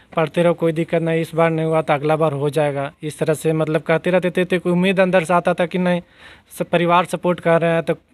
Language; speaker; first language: Hindi; native; Hindi